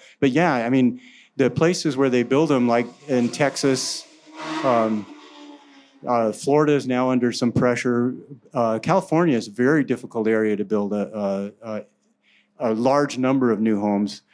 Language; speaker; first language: English; native; English